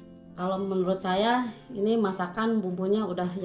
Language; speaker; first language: Indonesian; native; Indonesian